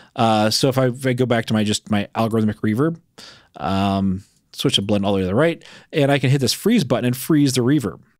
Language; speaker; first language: English; native; English